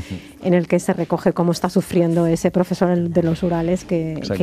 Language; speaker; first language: Spanish; native; Spanish